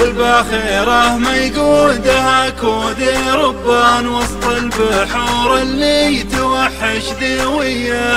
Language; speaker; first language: Arabic; native; Arabic